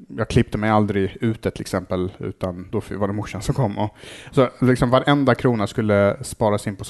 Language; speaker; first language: Swedish; early bilingual, other home language; Arabic